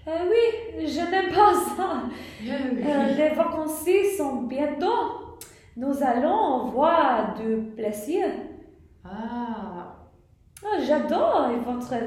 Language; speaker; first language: French; non-native, learner; English